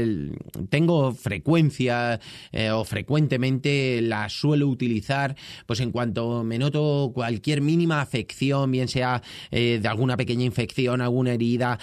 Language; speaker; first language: Spanish; native; Spanish